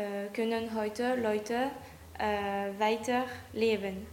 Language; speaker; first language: German; non-native, learner; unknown